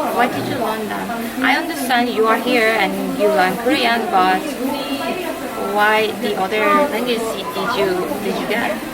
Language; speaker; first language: English; non-native, fluent; Korean